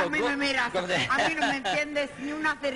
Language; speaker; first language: Spanish; native; Spanish